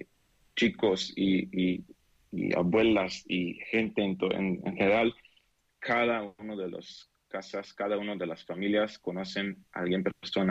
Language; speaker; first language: Spanish; non-native, learner; Hebrew